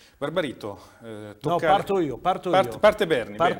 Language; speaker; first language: Italian; native; Italian